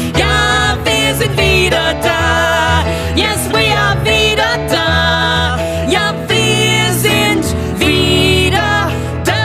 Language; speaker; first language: German; non-native, fluent; English